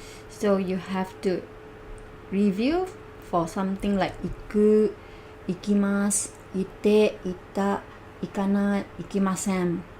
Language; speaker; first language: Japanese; non-native, learner; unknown